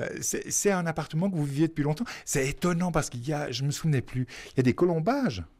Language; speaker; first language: French; native; French